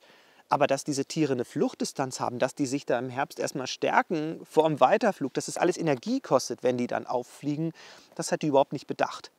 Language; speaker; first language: German; native; German